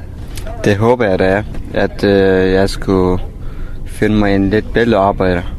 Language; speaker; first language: Danish; non-native, fluent; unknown